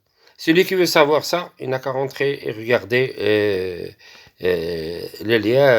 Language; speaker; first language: French; non-native, local second language; Arabic